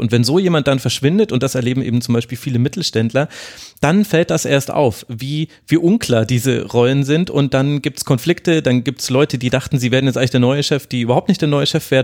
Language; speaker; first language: German; native; German